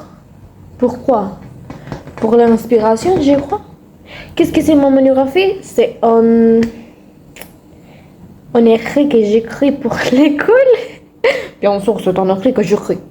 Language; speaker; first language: French; non-native, learner; Spanish